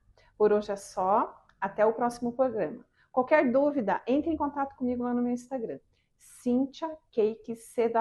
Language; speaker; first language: Portuguese; native; Portuguese